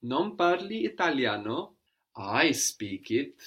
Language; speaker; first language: Italian; non-native, fluent; English